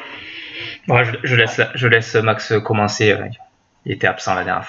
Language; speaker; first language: French; native; French